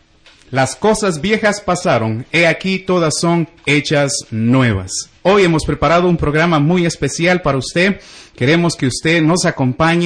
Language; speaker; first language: Spanish; native; Spanish